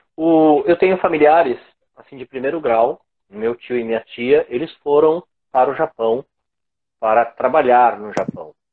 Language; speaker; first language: Portuguese; native; Portuguese